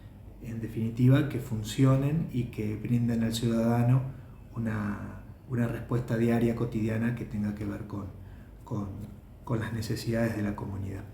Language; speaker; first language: Spanish; native; Spanish